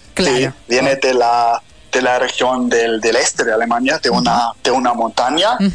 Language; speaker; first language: Spanish; non-native, fluent; German